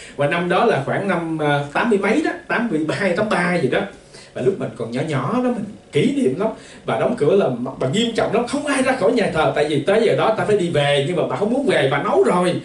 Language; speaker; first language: Vietnamese; native; Vietnamese